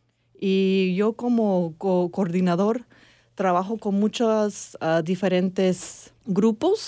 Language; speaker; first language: Spanish; early bilingual, heritage; English